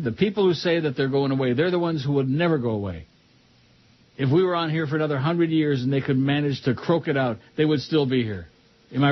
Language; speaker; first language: English; native; English